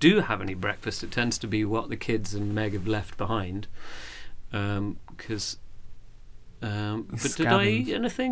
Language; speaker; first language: English; native; English